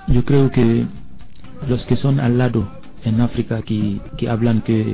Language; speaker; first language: Spanish; non-native, learner; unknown